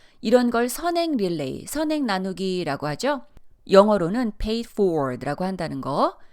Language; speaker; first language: Korean; early bilingual, heritage; Korean